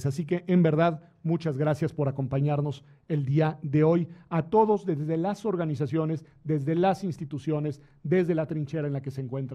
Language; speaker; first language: Spanish; native; Spanish